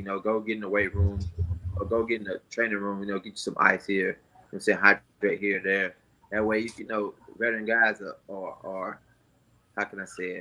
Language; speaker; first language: English; native; English